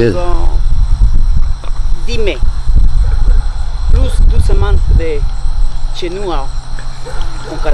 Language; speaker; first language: French; non-native, learner; Spanish